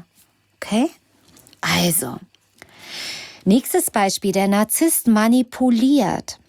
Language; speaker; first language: German; native; German